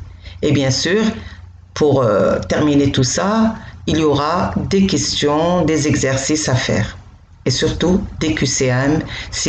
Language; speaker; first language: French; non-native, local second language; Arabic